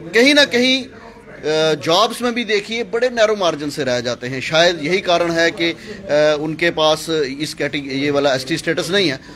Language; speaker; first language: Hindi; native; Hindi